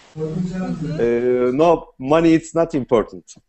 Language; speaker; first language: English; non-native, learner; Turkish